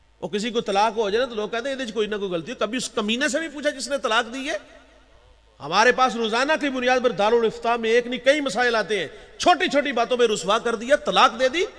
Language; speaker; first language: Urdu; non-native, local second language; Punjabi